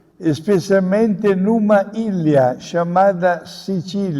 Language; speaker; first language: Portuguese; non-native, fluent; Italian